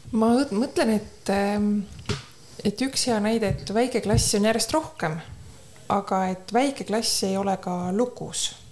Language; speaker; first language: Estonian; native; Estonian